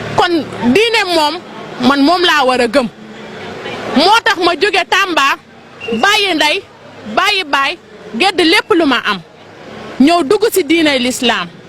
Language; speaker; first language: Wolof; non-native, local second language; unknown